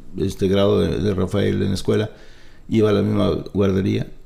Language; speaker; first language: Spanish; native; Spanish